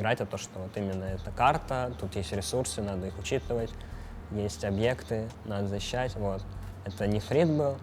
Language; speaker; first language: Russian; native; Russian